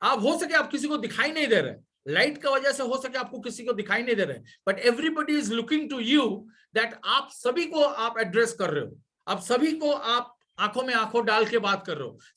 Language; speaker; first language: Hindi; non-native, local second language; Bangla